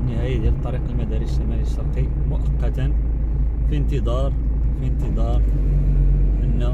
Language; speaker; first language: Arabic; native; Arabic